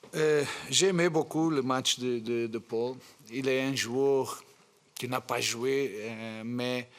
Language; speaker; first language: French; non-native, fluent; Portuguese